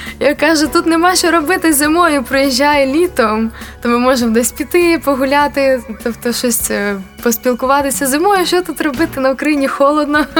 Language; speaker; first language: Ukrainian; non-native, local second language; Russian